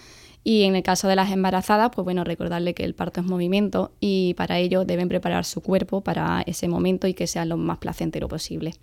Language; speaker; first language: Spanish; native; Spanish